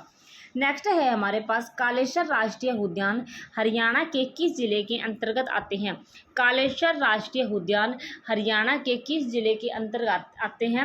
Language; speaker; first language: Hindi; native; Hindi